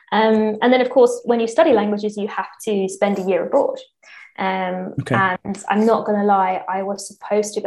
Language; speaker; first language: English; native; English